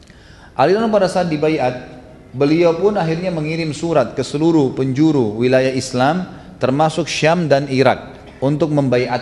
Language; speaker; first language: Indonesian; native; Indonesian